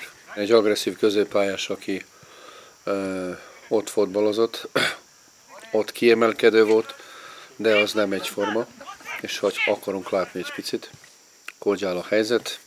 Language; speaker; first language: Hungarian; non-native, fluent; Serbian